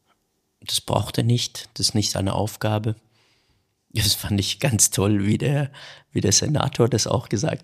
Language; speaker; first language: German; non-native, fluent; Persian